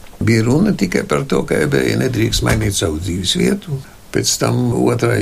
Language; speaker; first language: Latvian; non-native, local second language; German